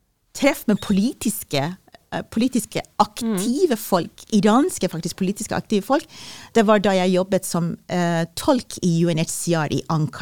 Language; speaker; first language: Norwegian; non-native, fluent; Persian